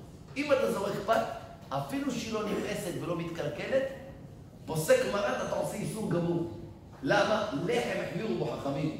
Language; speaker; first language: Hebrew; native; Hebrew